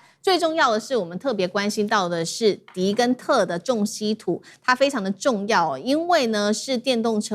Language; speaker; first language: Chinese; native; Chinese